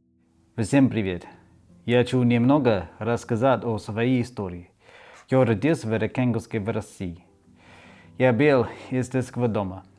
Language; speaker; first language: Russian; early bilingual, heritage; Russian